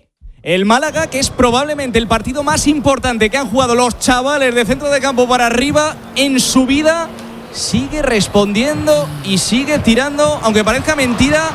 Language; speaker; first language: Spanish; native; Spanish